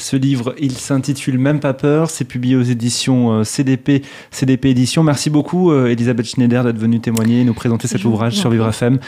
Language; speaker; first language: French; native; French